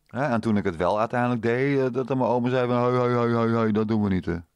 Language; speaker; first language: Dutch; native; Dutch